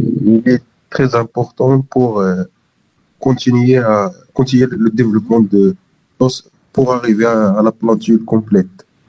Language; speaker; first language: French; non-native, local second language; Arabic